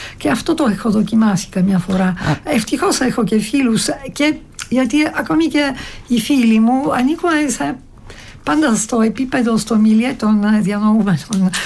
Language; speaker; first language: Greek; non-native, fluent; Italian